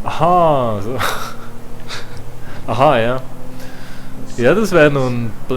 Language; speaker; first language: German; native; German